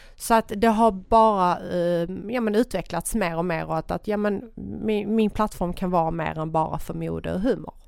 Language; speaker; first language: Swedish; early bilingual, other home language; Persian